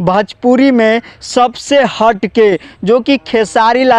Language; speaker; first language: Hindi; non-native, local second language; Bhojpuri